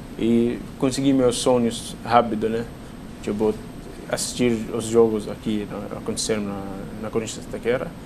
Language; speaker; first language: Portuguese; non-native, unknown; Arabic